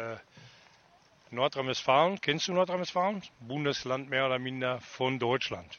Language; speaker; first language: German; native; German